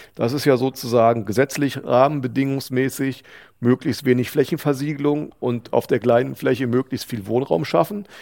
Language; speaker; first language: German; native; German